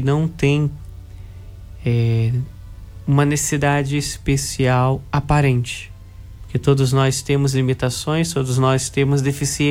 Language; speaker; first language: Portuguese; native; Portuguese